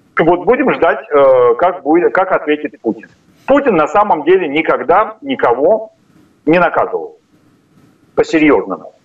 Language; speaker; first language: Russian; native; Russian